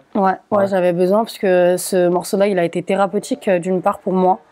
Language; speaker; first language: French; native; French